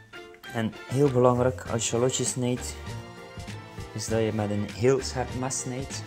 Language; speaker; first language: Dutch; native; Dutch